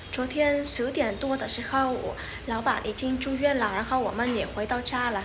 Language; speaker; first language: Chinese; non-native, fluent; Vietnamese